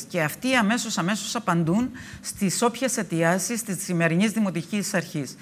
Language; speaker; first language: Greek; native; Greek